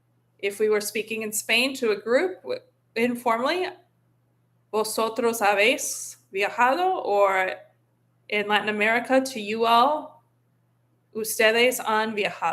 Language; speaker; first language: Spanish; non-native, fluent; English